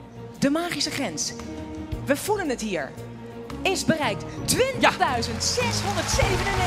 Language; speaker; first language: Dutch; native; Dutch